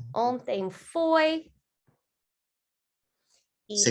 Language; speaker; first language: Portuguese; non-native, fluent; English